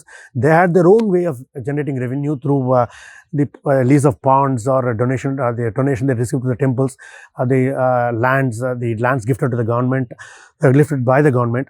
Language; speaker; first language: English; non-native, local second language; Tamil